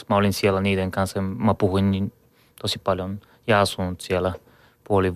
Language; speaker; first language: Finnish; non-native, learner; Bulgarian